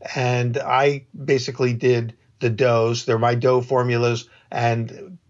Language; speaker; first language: English; native; English